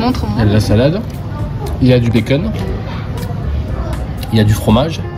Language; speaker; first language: French; native; French